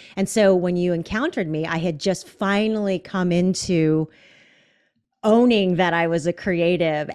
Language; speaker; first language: English; native; English